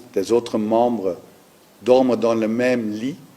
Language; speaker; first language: French; non-native, learner; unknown